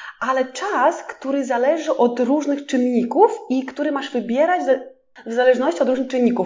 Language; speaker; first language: Polish; non-native, fluent; Russian